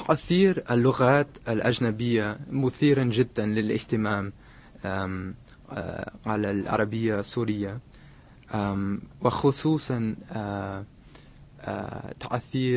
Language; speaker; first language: Arabic; non-native, fluent; English